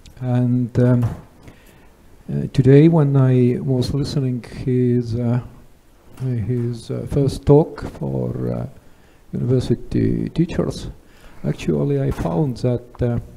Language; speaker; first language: English; non-native, fluent; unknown